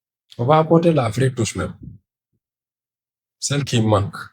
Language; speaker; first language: French; non-native, local second language; Wolof